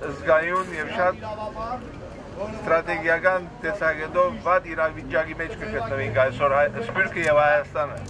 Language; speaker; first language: Armenian; early bilingual, heritage; Armenian